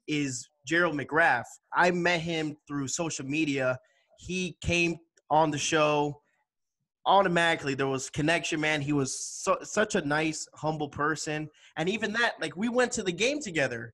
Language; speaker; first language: English; native; English